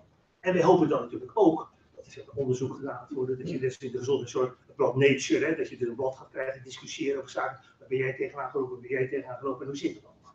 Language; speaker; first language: Dutch; native; Dutch